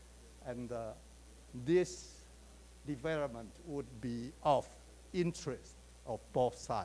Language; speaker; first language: English; non-native, fluent; Chinese